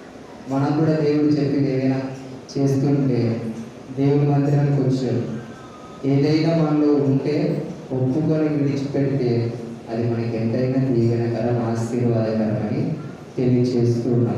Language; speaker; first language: Telugu; native; Telugu